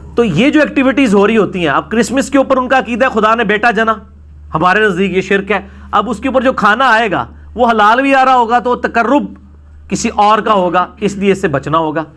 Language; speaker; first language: Urdu; non-native, local second language; Punjabi